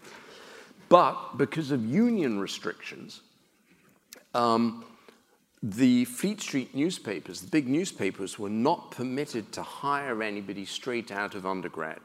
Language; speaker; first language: English; native; English